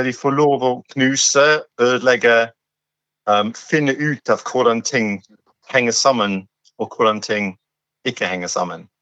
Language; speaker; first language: Norwegian; non-native, fluent; English